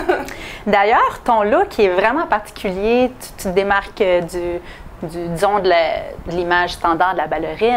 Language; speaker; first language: French; native; French